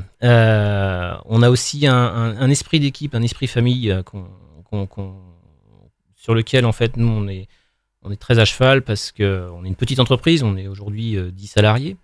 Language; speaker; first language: French; native; French